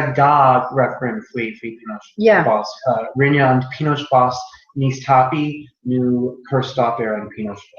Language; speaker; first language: Irish; non-native, learner; English